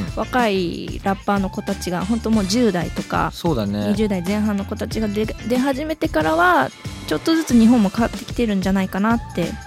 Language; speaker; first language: Japanese; native; Japanese